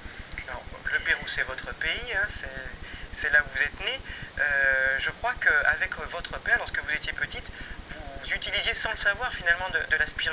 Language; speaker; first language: French; native; French